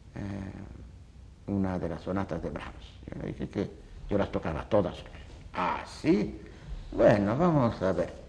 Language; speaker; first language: Spanish; early bilingual, other home language; Polish